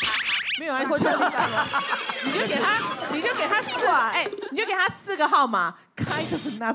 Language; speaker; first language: Chinese; native; Chinese